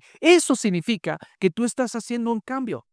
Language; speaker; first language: Spanish; native; Spanish